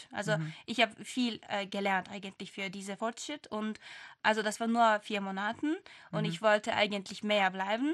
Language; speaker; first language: German; non-native, fluent; Turkish